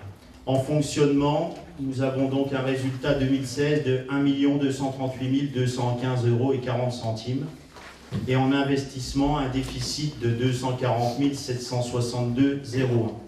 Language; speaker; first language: French; native; French